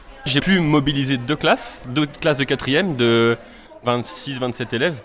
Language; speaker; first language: French; native; French